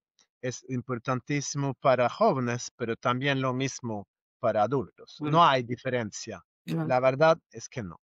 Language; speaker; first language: Spanish; non-native, fluent; Norwegian